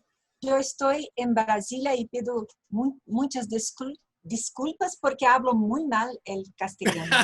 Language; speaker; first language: Spanish; non-native, learner; Portuguese